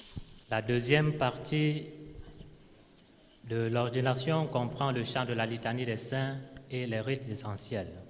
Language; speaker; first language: French; native; French